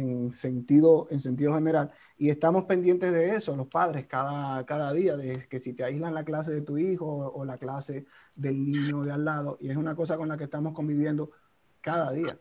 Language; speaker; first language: Spanish; native; Spanish